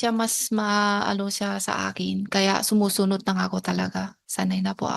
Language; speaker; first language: Filipino; non-native, learner; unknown